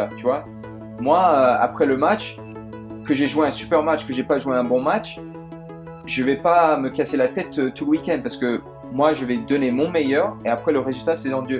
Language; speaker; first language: French; early bilingual, heritage; French